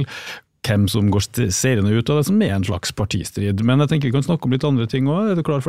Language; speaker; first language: Norwegian; native; Norwegian